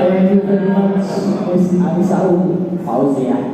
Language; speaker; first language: English; non-native, learner; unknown